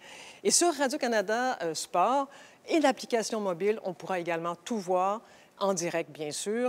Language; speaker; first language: French; native; French